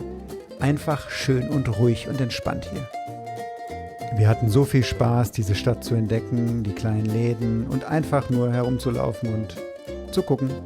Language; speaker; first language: German; native; German